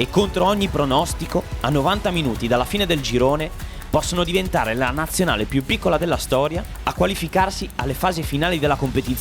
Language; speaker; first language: Italian; native; Italian